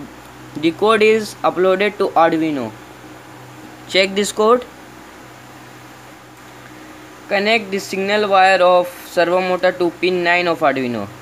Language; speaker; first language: English; non-native, learner; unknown